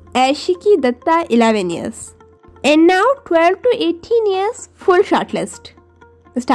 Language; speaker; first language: English; non-native, local second language; Hindi